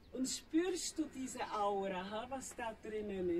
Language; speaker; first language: German; non-native, fluent; Czech